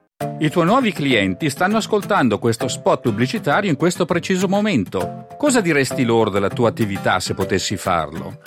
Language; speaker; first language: Italian; native; Italian